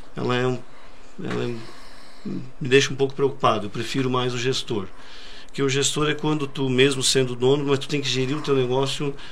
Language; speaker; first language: Portuguese; native; Portuguese